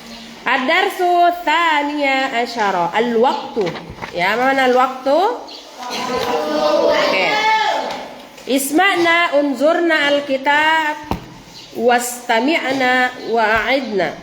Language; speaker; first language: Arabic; non-native, fluent; Indonesian